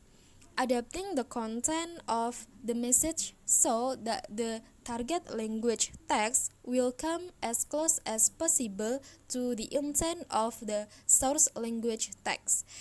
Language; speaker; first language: English; non-native, learner; Indonesian